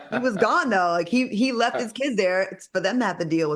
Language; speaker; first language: English; native; English